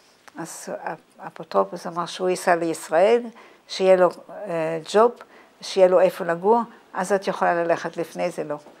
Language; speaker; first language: Hebrew; non-native, fluent; Dutch